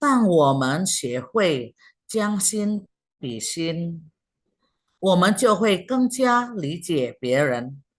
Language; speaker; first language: Chinese; non-native, fluent; Indonesian